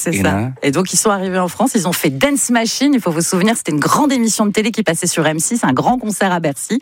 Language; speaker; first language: French; native; French